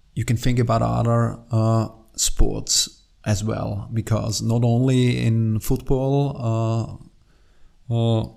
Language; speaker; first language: English; non-native, fluent; German